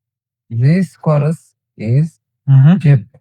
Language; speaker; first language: English; non-native, learner; Tigrinya